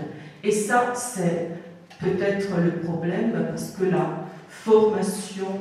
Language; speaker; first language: French; non-native, fluent; Italian